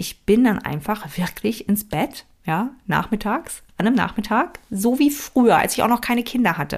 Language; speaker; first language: German; native; German